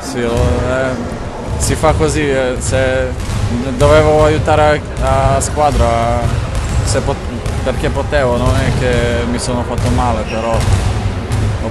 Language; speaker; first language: Italian; non-native, fluent; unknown